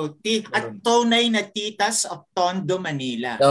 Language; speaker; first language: Filipino; native; Filipino